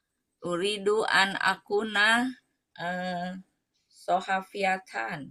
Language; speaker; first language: Arabic; non-native, learner; Indonesian